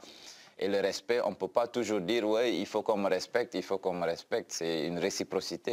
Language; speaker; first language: French; non-native, local second language; Wolof